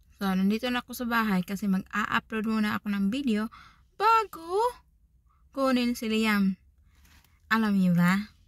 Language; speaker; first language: Filipino; non-native, local second language; Cebuano